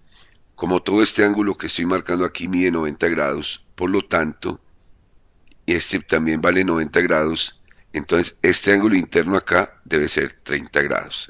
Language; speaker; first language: Spanish; native; Spanish